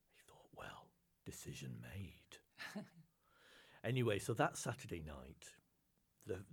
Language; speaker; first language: English; native; English